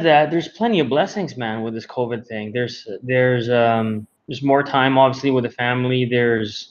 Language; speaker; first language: English; non-native, local second language; Filipino